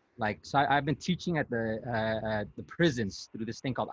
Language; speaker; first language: English; native; English